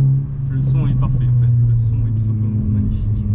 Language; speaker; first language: French; native; French